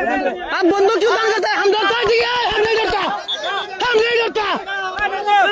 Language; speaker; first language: Hindi; non-native, learner; Bangla